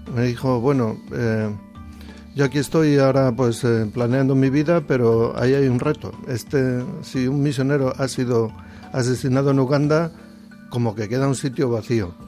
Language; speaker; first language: Spanish; native; Spanish